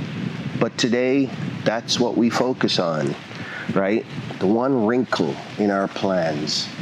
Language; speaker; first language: English; native; English